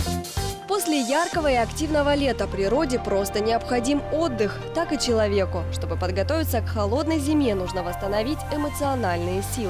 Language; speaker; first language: Russian; native; Russian